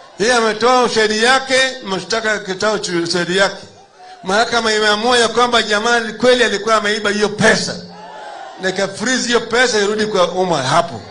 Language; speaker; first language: Swahili; non-native, local second language; Luo (Kenya and Tanzania)